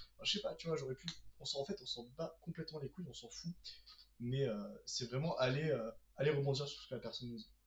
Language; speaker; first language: French; native; French